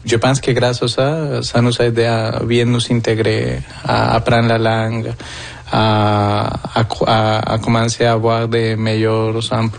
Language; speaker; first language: French; non-native, fluent; Spanish